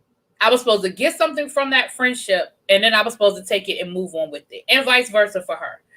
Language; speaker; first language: English; native; English